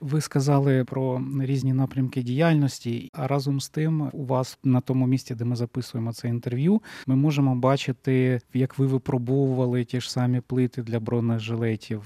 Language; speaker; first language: Ukrainian; native; Ukrainian